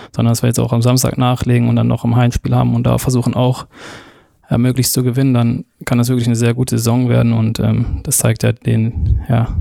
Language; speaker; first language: German; native; German